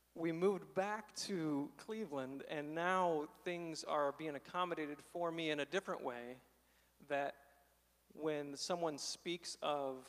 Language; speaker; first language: English; native; English